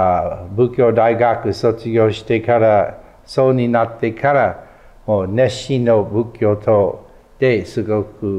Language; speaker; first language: Japanese; non-native, fluent; English